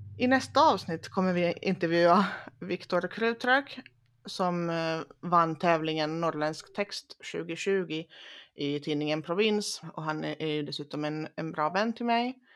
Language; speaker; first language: Swedish; early bilingual, other home language; Finnish